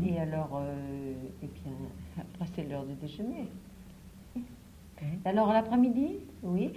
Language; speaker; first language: French; native; French